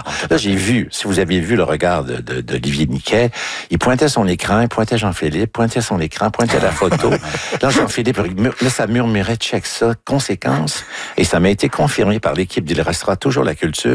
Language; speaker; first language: French; native; French